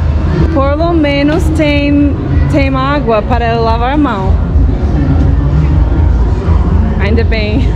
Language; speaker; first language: Portuguese; non-native, fluent; English